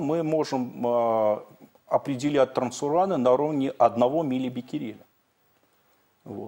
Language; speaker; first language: Russian; native; Russian